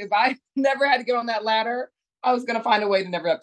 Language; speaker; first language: English; native; English